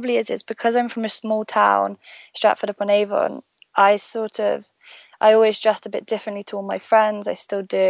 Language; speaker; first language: English; native; English